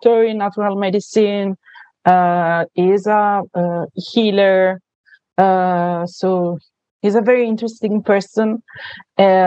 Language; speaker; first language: English; non-native, fluent; Italian